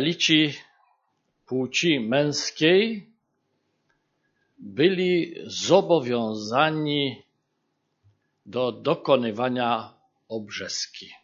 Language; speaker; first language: Polish; native; Polish